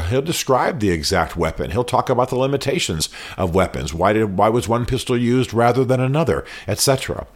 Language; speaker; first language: English; native; English